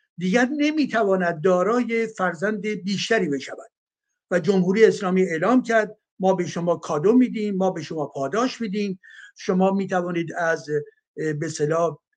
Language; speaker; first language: Persian; native; Persian